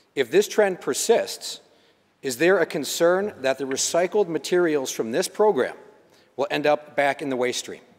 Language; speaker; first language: English; native; English